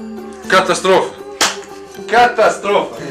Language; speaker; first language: Russian; non-native, learner; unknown